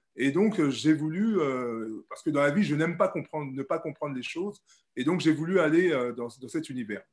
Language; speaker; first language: French; native; French